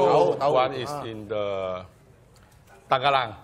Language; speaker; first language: English; non-native, learner; Thai